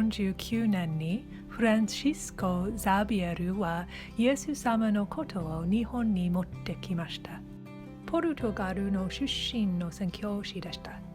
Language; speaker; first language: Japanese; non-native, learner; English